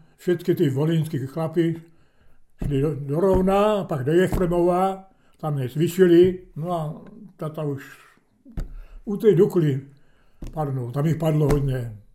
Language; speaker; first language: Czech; early bilingual, heritage; Czech